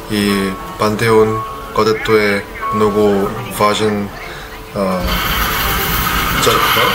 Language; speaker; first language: Bulgarian; non-native, learner; Korean